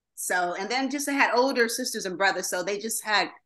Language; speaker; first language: English; native; English